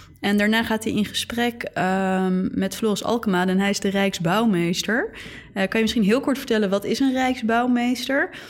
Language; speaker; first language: Dutch; native; Dutch